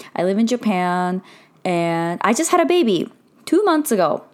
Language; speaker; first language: English; early bilingual, heritage; Japanese